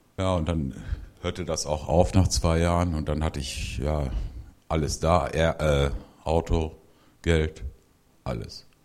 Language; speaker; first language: German; early bilingual, other home language; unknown